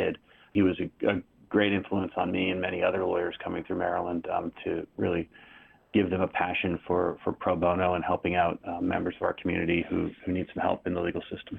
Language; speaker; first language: English; native; English